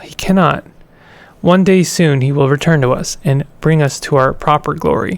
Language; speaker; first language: English; native; English